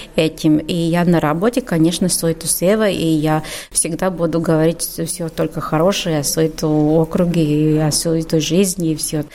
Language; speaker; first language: Russian; non-native, learner; Latvian